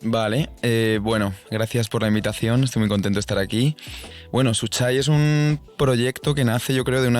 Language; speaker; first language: Spanish; native; Spanish